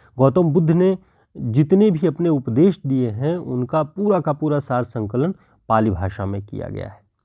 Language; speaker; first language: Hindi; native; Hindi